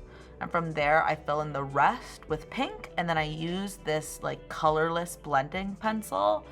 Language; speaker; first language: English; native; English